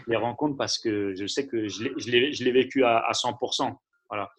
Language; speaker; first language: French; native; French